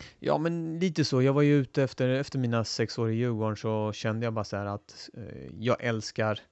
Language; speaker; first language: Swedish; early bilingual, other home language; Turoyo